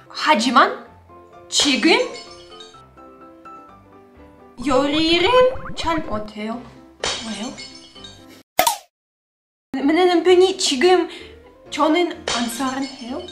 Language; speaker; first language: Korean; non-native, learner; Russian